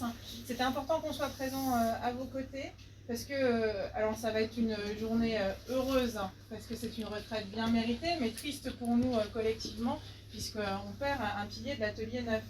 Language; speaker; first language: French; native; French